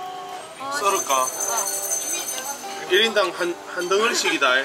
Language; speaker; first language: Korean; native; Korean